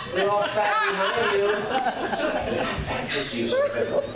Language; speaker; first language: English; native; English